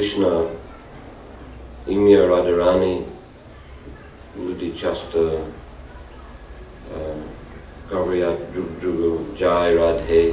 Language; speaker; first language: Russian; non-native, learner; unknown